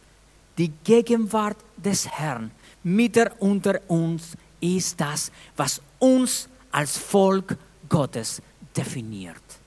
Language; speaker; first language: German; non-native, fluent; Spanish